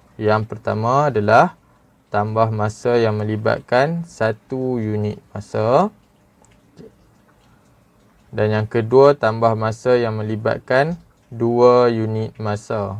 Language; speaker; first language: Malay; native; Malay